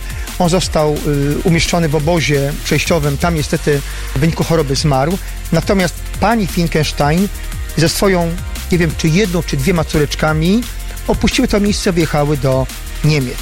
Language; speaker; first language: Polish; native; Polish